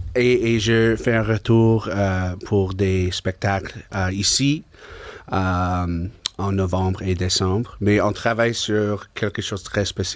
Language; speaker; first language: French; non-native, local second language; English